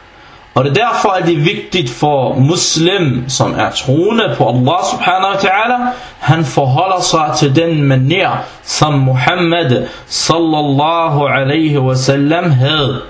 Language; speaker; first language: Danish; non-native, fluent; Arabic